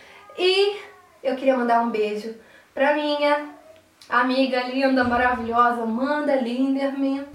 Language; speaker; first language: Portuguese; native; Portuguese